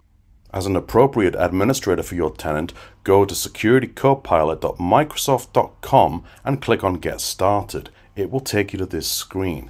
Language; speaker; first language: English; native; English